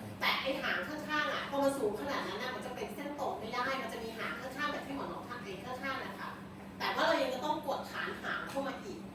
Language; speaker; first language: Thai; native; Thai